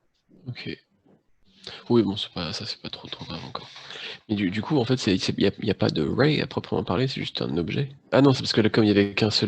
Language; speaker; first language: French; native; French